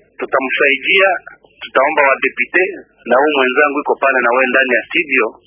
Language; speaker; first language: Swahili; non-native, local second language; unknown